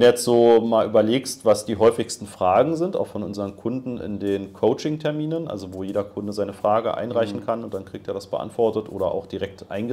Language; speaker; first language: German; native; German